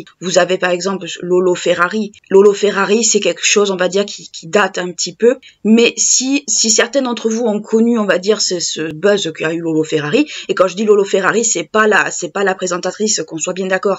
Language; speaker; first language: French; native; French